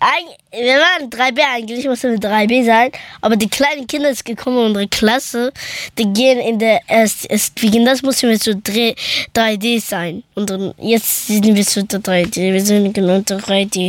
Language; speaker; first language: German; early bilingual, other home language; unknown